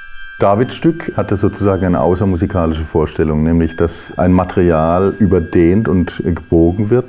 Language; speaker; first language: German; native; German